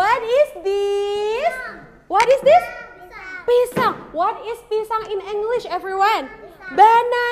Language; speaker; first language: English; non-native, learner; Indonesian